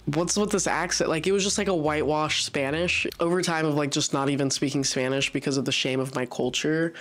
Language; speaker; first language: English; early bilingual, other home language; Spanish